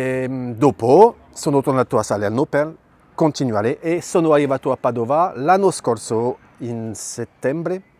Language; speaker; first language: Italian; non-native, fluent; French